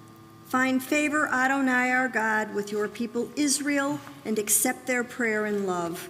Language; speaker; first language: English; native; English